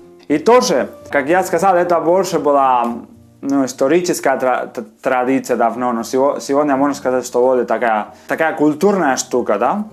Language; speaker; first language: Russian; non-native, fluent; Spanish